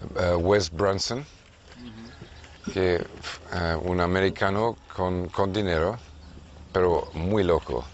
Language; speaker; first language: Spanish; non-native, fluent; English